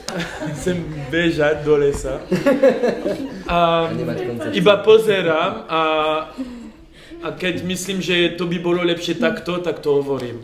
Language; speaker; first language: Slovak; non-native, learner; French